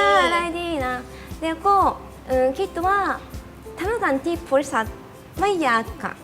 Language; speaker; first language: Thai; non-native, learner; Japanese